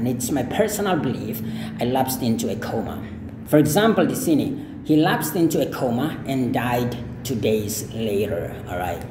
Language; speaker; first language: English; non-native, fluent; Indonesian